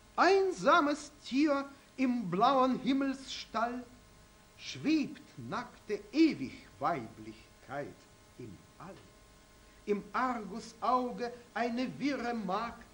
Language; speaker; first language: German; non-native, fluent; Russian